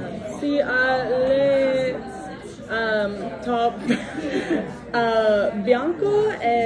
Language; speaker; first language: Italian; non-native, learner; English